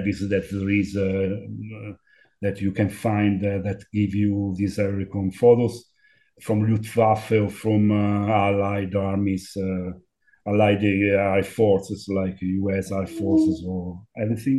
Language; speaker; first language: English; non-native, learner; Italian